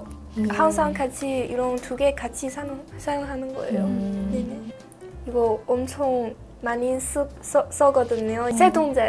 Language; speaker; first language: Korean; non-native, learner; Chinese